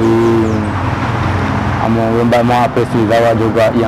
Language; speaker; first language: Portuguese; non-native, local second language; Guarani